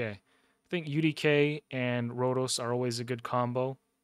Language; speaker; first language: English; native; English